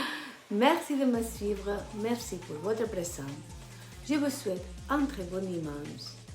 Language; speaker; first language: French; non-native, fluent; Spanish